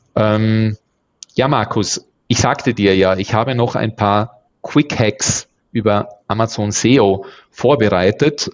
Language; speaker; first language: German; native; German